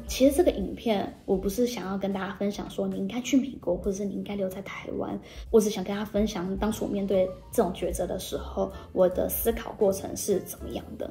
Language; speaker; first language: Chinese; native; Chinese